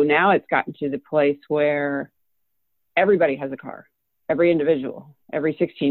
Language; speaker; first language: English; native; English